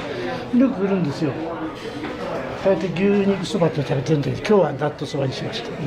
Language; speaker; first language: Japanese; native; Japanese